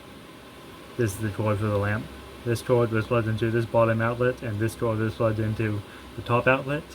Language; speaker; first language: English; native; English